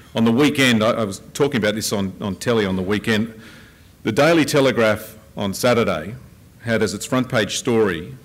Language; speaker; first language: English; native; English